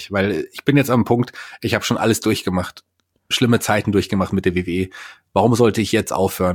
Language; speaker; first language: German; native; German